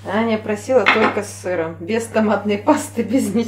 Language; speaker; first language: Russian; native; Russian